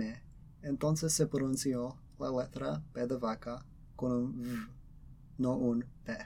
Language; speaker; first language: Spanish; early bilingual, other home language; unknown